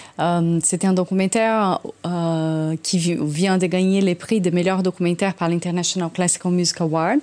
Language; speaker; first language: French; non-native, fluent; Portuguese